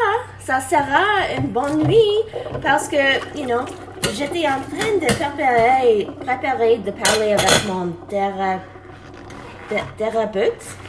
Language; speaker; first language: French; non-native, learner; English